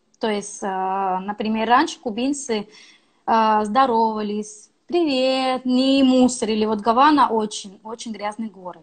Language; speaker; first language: Russian; non-native, fluent; Spanish